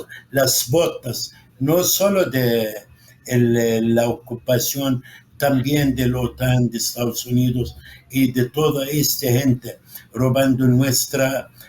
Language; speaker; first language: Spanish; non-native, fluent; Arabic